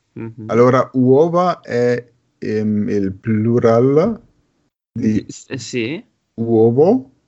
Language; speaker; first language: Italian; non-native, fluent; German